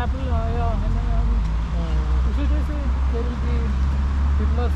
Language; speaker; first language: English; non-native, local second language; Malayalam